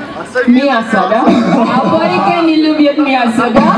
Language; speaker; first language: Russian; non-native, learner; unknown